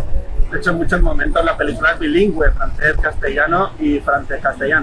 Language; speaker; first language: Spanish; native; Spanish